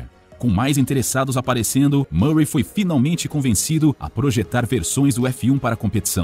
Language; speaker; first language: Portuguese; native; Portuguese